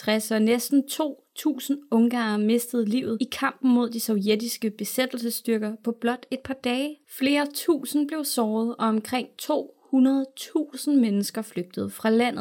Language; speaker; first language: Danish; native; Danish